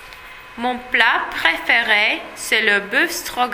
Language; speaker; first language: French; non-native, learner; English